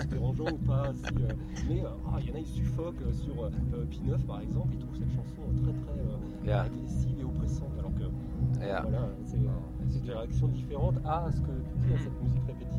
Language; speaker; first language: French; native; French